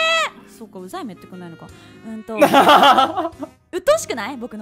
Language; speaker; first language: Japanese; native; Japanese